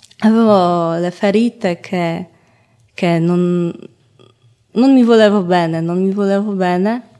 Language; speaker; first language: Italian; non-native, learner; Polish